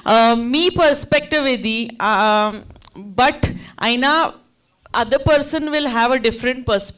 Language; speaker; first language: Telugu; non-native, learner; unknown